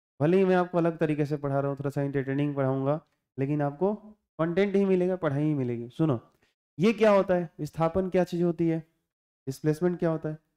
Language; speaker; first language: Hindi; non-native, local second language; Bhojpuri